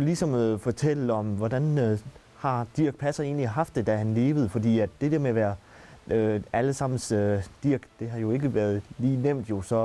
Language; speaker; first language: Danish; native; Danish